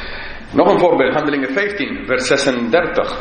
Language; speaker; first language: Dutch; non-native, fluent; English